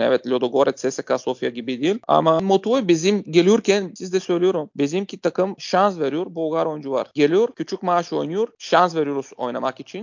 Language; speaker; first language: Turkish; non-native, learner; Bulgarian